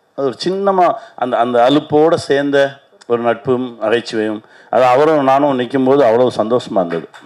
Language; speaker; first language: Tamil; native; Tamil